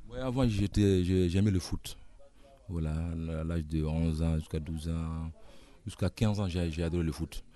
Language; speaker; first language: French; non-native, local second language; Mandingo